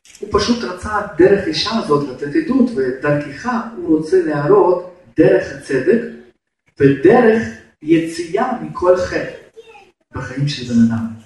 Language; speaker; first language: Hebrew; non-native, fluent; Russian